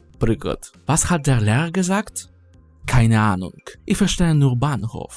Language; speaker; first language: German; non-native, fluent; Ukrainian